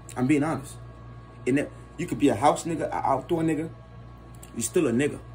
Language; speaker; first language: English; non-native, local second language; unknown